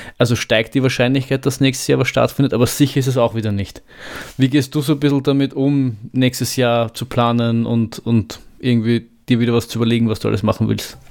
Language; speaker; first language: German; native; German